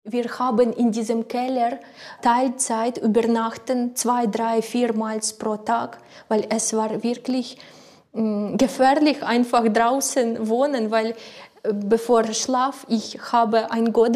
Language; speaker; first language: German; non-native, learner; Ukrainian